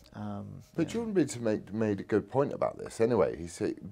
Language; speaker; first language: English; native; English